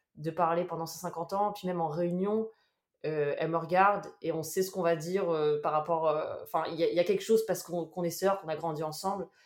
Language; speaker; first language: French; native; French